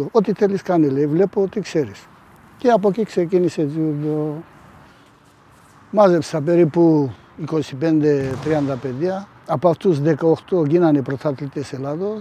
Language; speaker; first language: Greek; early bilingual, heritage; Greek